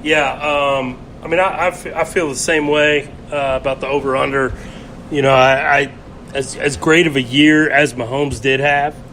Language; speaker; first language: English; native; English